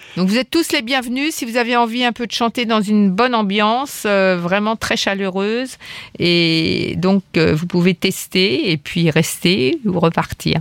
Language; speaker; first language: French; native; French